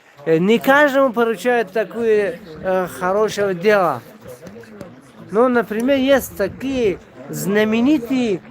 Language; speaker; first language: Russian; non-native, local second language; Tajik